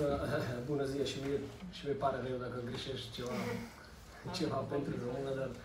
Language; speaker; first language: Romanian; non-native, learner; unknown